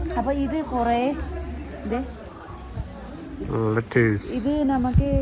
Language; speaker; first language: Malayalam; non-native, learner; Nepali